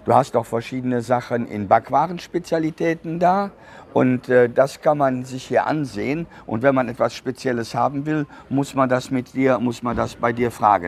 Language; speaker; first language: German; native; German